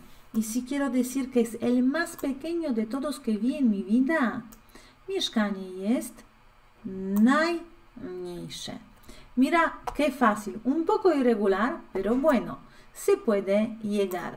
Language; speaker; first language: Spanish; non-native, fluent; Polish